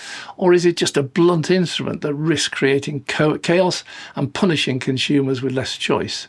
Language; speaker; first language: English; native; English